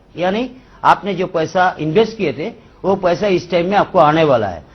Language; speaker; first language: Hindi; non-native, local second language; Bangla